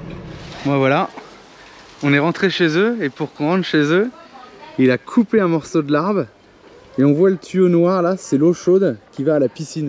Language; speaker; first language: French; native; French